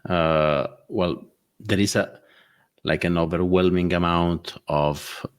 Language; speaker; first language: English; non-native, fluent; Italian